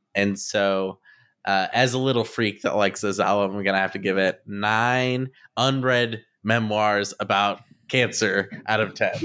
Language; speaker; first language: English; native; English